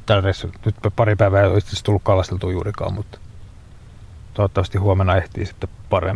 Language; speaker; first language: Finnish; native; Finnish